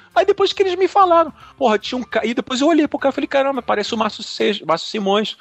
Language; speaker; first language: Portuguese; native; Portuguese